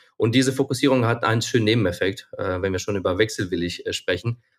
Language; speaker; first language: German; non-native, fluent; Ukrainian